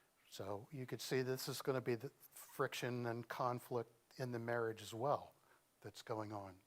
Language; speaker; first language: English; native; English